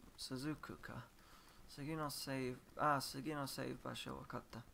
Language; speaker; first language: Japanese; non-native, learner; English